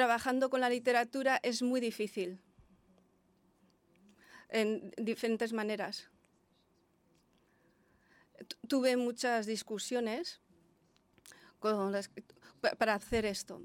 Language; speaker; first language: Spanish; non-native, fluent; Lithuanian